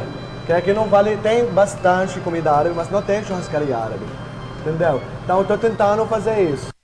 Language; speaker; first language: Portuguese; non-native, fluent; Arabic